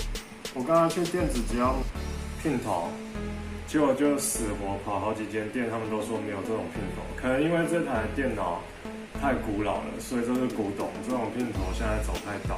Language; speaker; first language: Chinese; native; Chinese